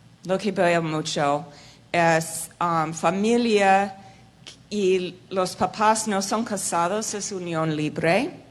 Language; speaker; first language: Spanish; non-native, fluent; English